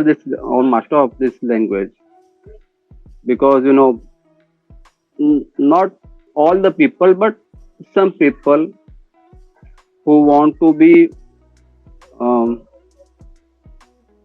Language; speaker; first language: English; non-native, learner; Hindi